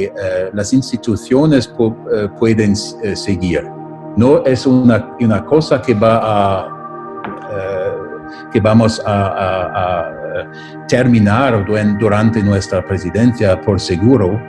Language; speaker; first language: Spanish; non-native, fluent; German